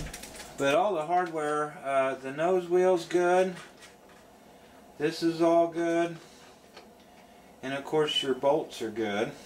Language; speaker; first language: English; native; English